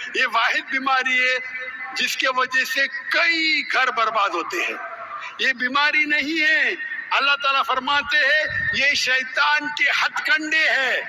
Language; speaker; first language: Urdu; non-native, local second language; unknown